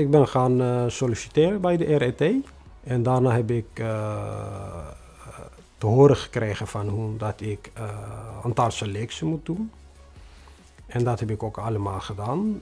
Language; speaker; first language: Dutch; non-native, fluent; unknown